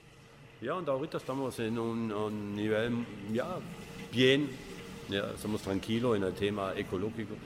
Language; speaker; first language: Spanish; non-native, learner; German